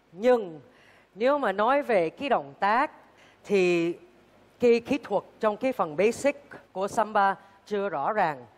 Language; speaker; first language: Vietnamese; early bilingual, heritage; Vietnamese